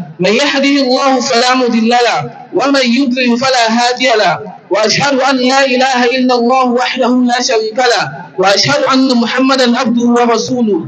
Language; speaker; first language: Arabic; non-native, learner; Hausa